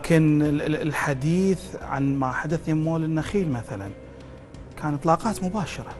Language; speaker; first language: Arabic; native; Arabic